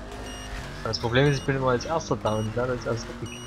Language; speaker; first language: German; native; German